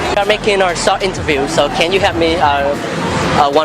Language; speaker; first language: English; non-native, learner; Vietnamese